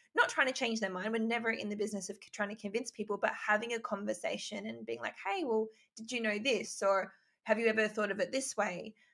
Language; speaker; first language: English; native; English